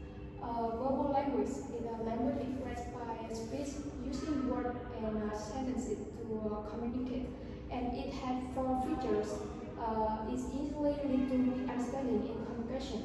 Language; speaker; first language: English; non-native, learner; Vietnamese